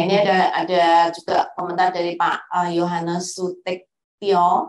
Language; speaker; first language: Indonesian; native; Indonesian